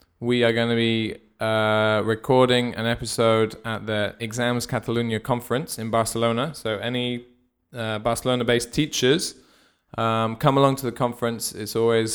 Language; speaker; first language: English; native; English